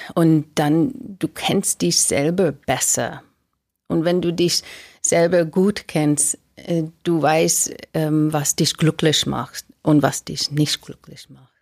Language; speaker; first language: German; non-native, fluent; English